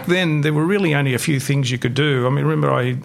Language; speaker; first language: English; non-native, local second language; Greek